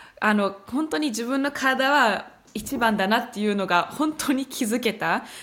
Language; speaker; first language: Japanese; early bilingual, heritage; Japanese